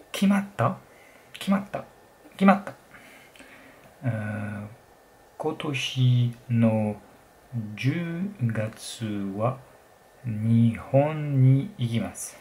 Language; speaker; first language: Japanese; non-native, learner; French